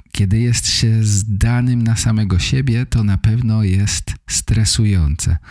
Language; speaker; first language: Polish; native; Polish